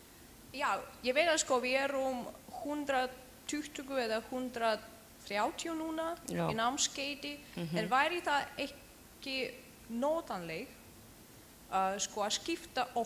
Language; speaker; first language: Icelandic; non-native, learner; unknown